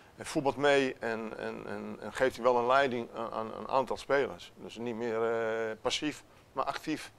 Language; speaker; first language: Dutch; non-native, fluent; Italian